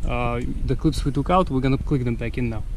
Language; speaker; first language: English; non-native, fluent; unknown